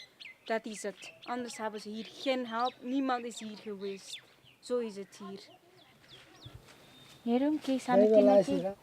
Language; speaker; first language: Dutch; non-native, fluent; Nepali